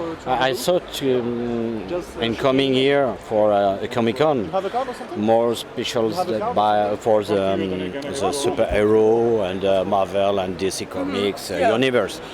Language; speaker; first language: English; non-native, fluent; French